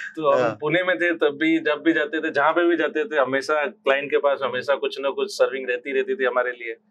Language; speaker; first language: Hindi; native; Hindi